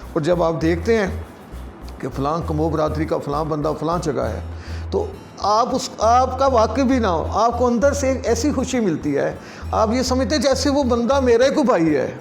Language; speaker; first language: Hindi; non-native, local second language; Punjabi